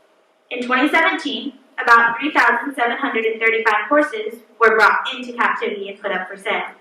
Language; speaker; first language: English; native; English